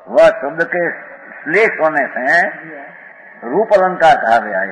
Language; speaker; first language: Hindi; non-native, local second language; Gujarati